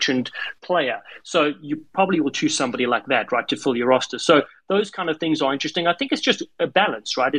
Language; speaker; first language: English; native; English